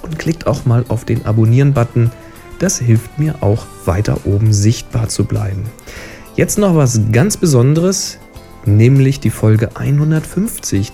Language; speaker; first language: German; native; German